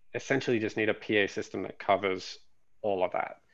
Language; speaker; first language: English; native; English